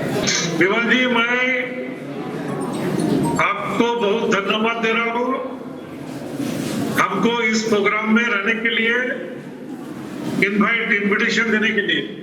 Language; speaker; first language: Hindi; non-native, local second language; Nepali